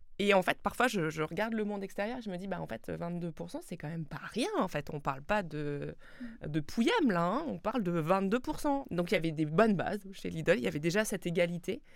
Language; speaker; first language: French; non-native, local second language; Swiss German